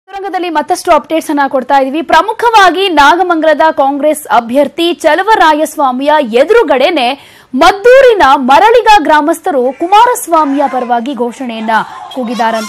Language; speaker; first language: Kannada; native; Kannada